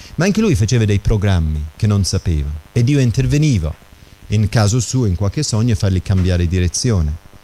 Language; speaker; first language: Italian; non-native, fluent; English